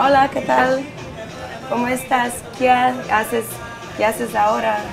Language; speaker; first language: Spanish; non-native, learner; Polish